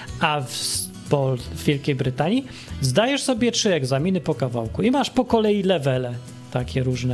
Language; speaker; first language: Polish; native; Polish